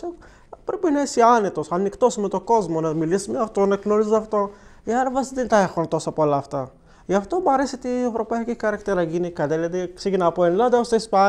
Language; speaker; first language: Greek; non-native, learner; Arabic